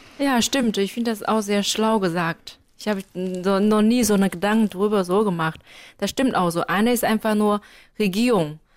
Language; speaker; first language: German; non-native, fluent; Chinese